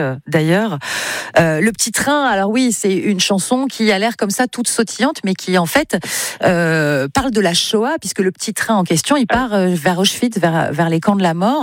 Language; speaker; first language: French; native; French